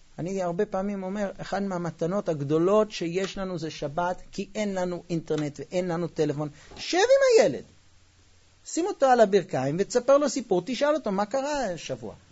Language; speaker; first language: Hebrew; non-native, fluent; English